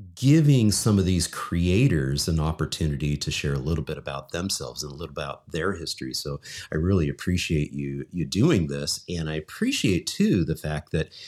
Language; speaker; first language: English; native; English